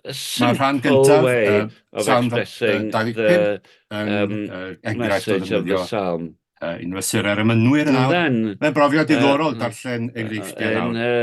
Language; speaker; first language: Welsh; native; Welsh